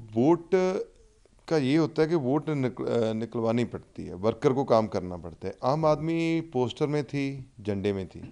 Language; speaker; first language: Hindi; non-native, local second language; Punjabi